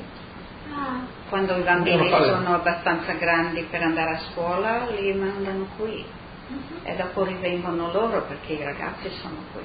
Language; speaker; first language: Italian; non-native, local second language; Friulian